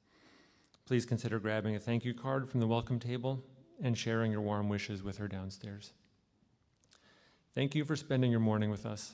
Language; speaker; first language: English; native; English